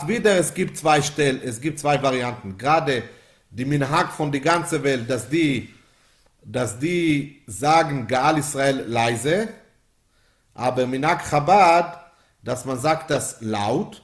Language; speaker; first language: German; non-native, fluent; Yiddish